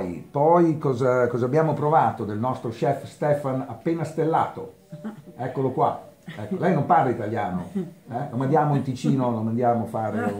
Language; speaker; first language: Italian; native; Italian